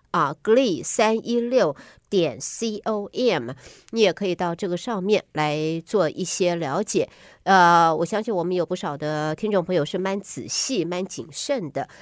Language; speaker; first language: Chinese; native; Chinese